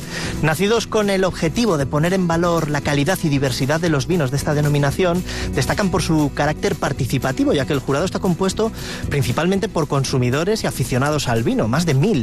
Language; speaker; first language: Spanish; native; Spanish